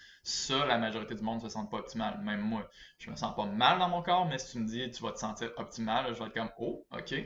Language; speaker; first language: French; native; French